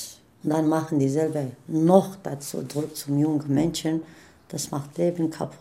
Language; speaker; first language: German; non-native, learner; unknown